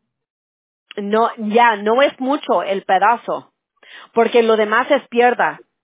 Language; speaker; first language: Spanish; early bilingual, heritage; Spanish